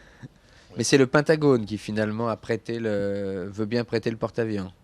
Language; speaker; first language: French; native; French